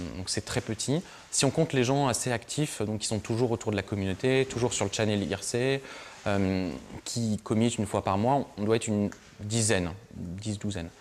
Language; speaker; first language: French; native; French